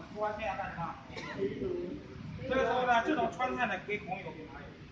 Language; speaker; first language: Chinese; native; Chinese